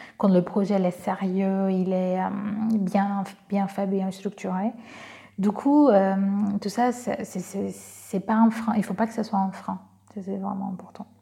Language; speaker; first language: French; non-native, fluent; Portuguese